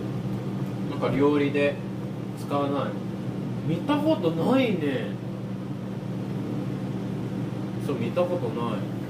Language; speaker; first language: Japanese; non-native, fluent; Filipino